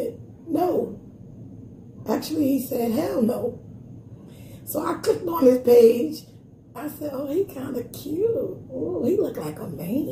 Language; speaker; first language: English; native; English